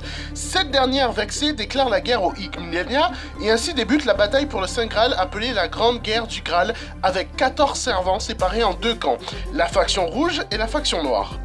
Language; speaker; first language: French; native; French